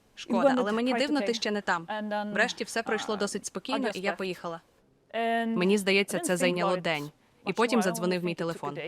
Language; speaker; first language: Ukrainian; non-native, fluent; Swedish